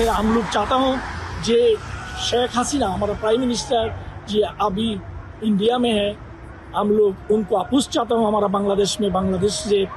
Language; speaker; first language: Hindi; non-native, learner; Bangla